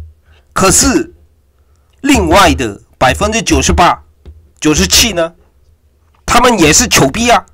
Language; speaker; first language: Chinese; non-native, fluent; Korean